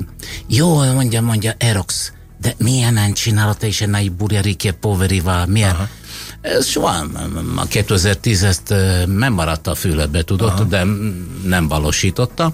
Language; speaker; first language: Hungarian; non-native, fluent; Italian